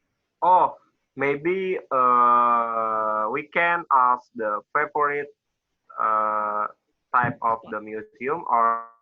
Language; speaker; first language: English; non-native, learner; Indonesian